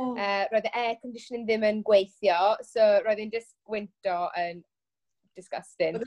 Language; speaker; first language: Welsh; non-native, local second language; English